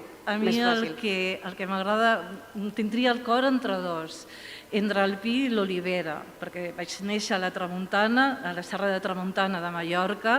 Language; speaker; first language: Catalan; native; Catalan